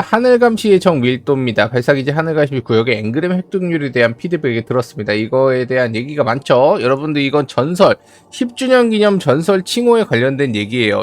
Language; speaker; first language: Korean; native; Korean